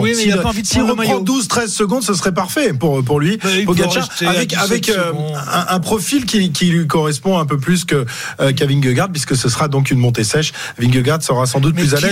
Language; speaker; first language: French; native; French